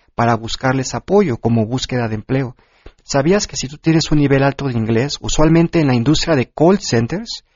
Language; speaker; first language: Spanish; early bilingual, heritage; Spanish